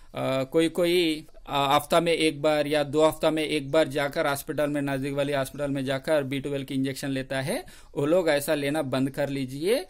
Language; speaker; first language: Hindi; non-native, local second language; Telugu